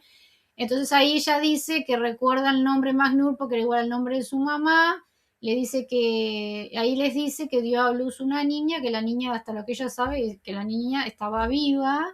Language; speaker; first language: Spanish; native; Spanish